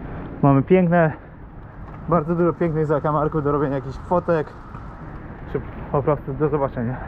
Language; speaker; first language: Polish; native; Polish